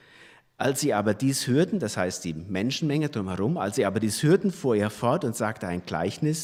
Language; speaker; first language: German; native; German